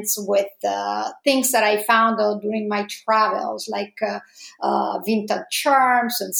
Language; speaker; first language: English; non-native, fluent; Italian